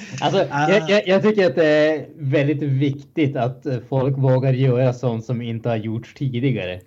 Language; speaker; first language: Swedish; native; Swedish